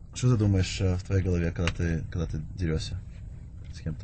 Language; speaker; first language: Russian; early bilingual, heritage; Russian